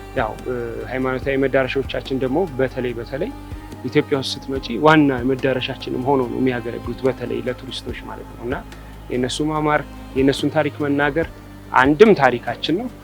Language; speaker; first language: Amharic; native; Amharic